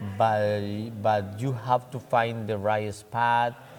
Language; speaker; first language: English; non-native, fluent; Spanish